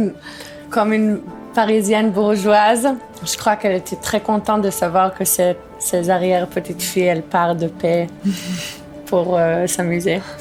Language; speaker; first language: French; early bilingual, heritage; Hebrew